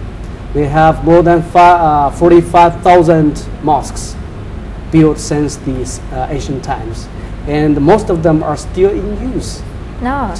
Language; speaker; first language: English; non-native, fluent; Chinese